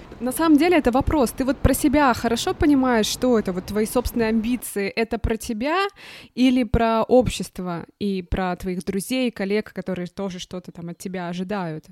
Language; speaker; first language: Russian; native; Russian